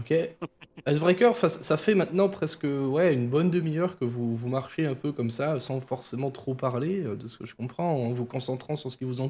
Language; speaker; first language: French; native; French